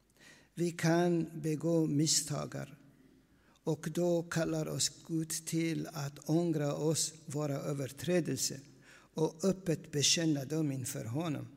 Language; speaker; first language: Swedish; non-native, fluent; Aramaic